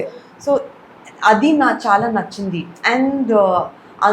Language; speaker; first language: Telugu; non-native, local second language; Urdu